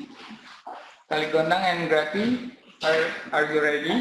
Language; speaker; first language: English; non-native, learner; Indonesian